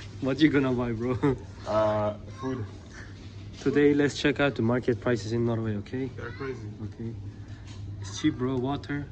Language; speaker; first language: English; non-native, learner; Turkish